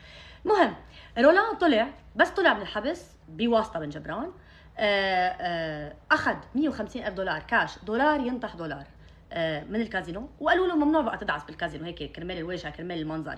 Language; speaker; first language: Arabic; native; Arabic